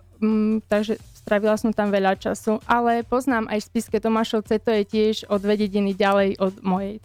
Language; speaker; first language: Slovak; native; Slovak